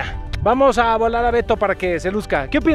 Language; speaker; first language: Spanish; native; Spanish